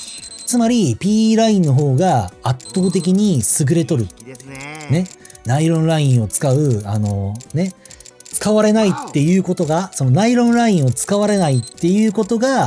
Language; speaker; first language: Japanese; native; Japanese